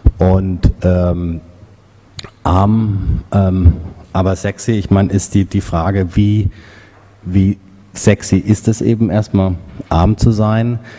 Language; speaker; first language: German; native; German